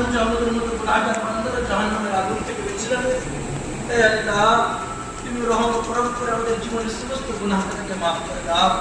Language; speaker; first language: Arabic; non-native, learner; Bangla